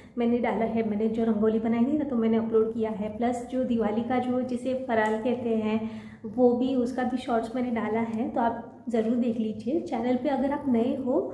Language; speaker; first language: Hindi; non-native, local second language; Marathi